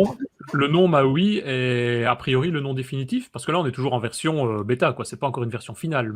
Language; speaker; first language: French; native; French